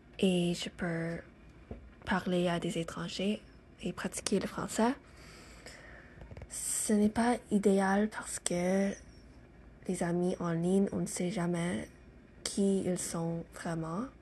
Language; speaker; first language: French; non-native, learner; English